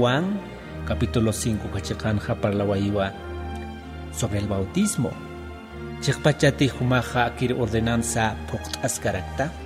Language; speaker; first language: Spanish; non-native, local second language; Aymara